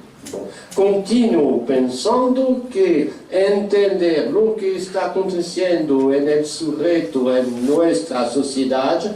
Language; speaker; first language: Portuguese; non-native, fluent; French